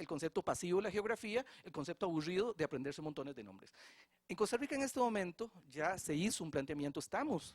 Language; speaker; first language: Spanish; native; Spanish